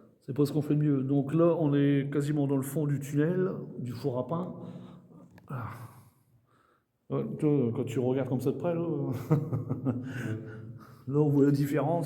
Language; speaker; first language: French; native; French